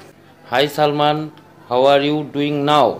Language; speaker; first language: English; non-native, learner; Bangla